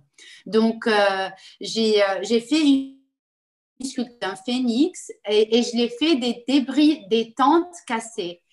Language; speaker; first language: French; non-native, local second language; Arabic